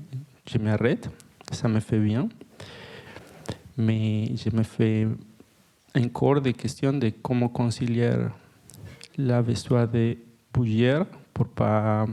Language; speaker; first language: French; non-native, learner; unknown